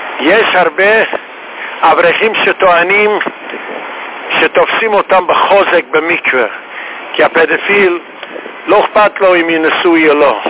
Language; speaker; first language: Hebrew; non-native, fluent; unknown